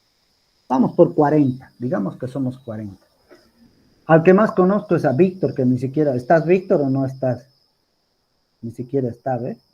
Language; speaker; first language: Spanish; native; Spanish